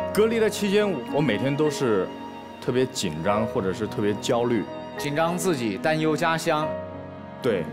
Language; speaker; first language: Chinese; native; Chinese